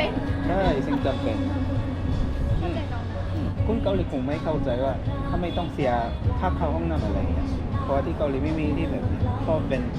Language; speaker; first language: Thai; non-native, fluent; Korean